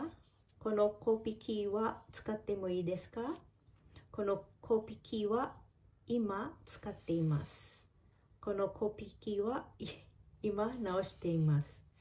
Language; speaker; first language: Japanese; non-native, fluent; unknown